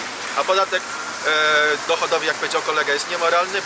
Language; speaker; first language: Polish; native; Polish